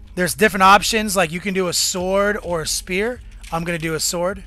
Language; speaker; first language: English; native; English